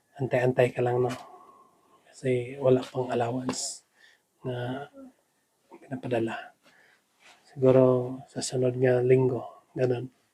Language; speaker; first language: Filipino; non-native, local second language; Cebuano